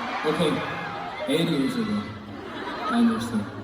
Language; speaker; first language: English; non-native, learner; Korean